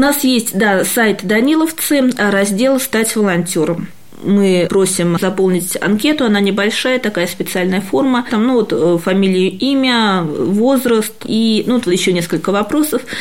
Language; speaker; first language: Russian; native; Russian